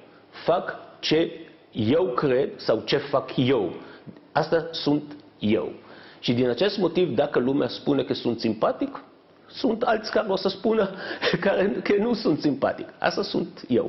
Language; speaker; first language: Romanian; non-native, fluent; Hebrew